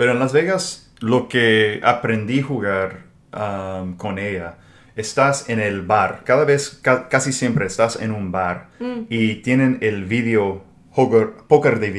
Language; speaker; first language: Spanish; non-native, fluent; English